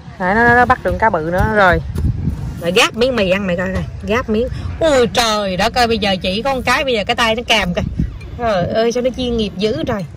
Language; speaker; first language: Vietnamese; native; Vietnamese